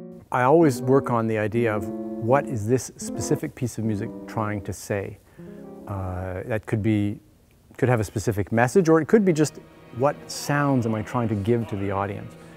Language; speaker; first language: English; native; English